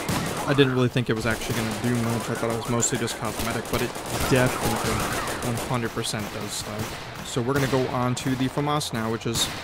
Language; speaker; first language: English; native; English